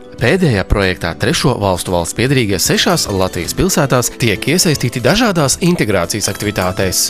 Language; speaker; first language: Latvian; native; Latvian